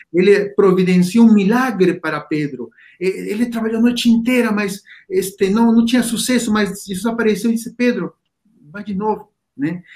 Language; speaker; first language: Portuguese; non-native, fluent; Spanish